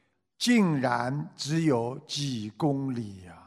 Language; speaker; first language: Chinese; native; Chinese